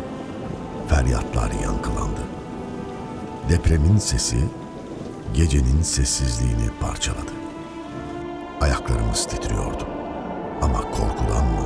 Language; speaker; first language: Turkish; native; Turkish